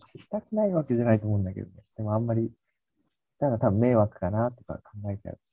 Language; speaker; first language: Japanese; native; Japanese